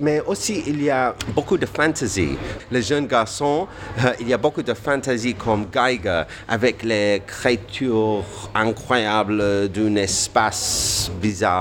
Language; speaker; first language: French; non-native, fluent; English